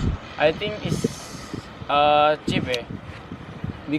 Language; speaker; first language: English; non-native, learner; Indonesian